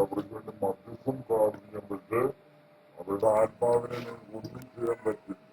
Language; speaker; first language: Malayalam; native; Malayalam